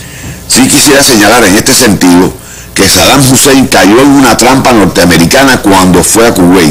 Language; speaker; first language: Spanish; native; Spanish